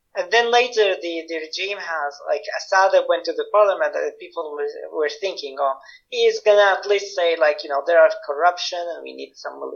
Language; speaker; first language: English; non-native, fluent; Arabic